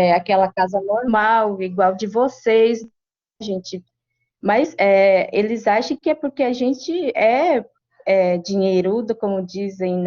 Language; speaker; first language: Portuguese; non-native, local second language; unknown